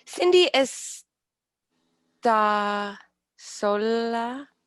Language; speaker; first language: Spanish; non-native, learner; English